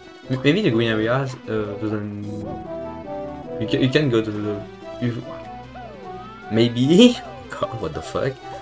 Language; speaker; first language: English; non-native, fluent; French